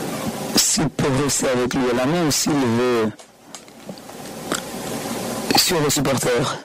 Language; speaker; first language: French; non-native, fluent; Spanish